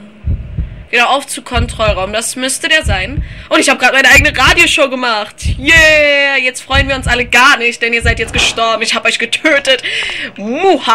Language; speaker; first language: German; native; German